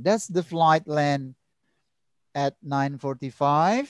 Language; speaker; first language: English; non-native, learner; Indonesian